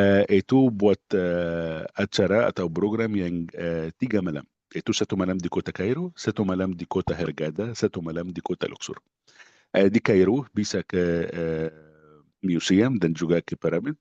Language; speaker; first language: Indonesian; non-native, fluent; Arabic